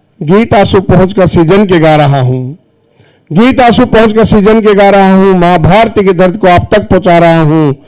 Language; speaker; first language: Hindi; native; Hindi